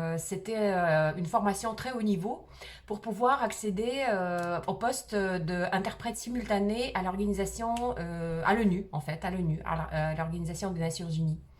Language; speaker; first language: French; early bilingual, other home language; Russian